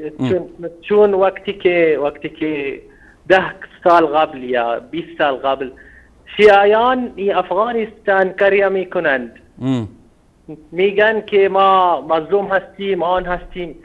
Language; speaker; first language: Persian; non-native, learner; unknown